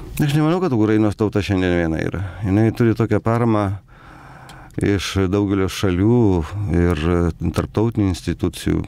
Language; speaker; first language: Lithuanian; native; Lithuanian